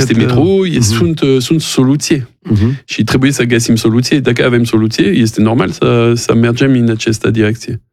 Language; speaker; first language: Romanian; non-native, fluent; French